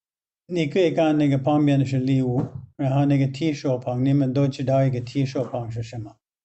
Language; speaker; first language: Chinese; non-native, fluent; English